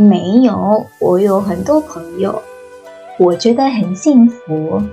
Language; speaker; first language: Chinese; non-native, fluent; Indonesian